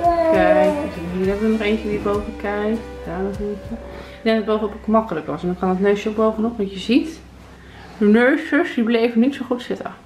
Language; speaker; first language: Dutch; native; Dutch